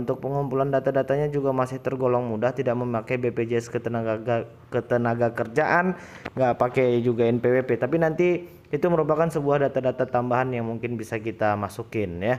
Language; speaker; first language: Indonesian; native; Indonesian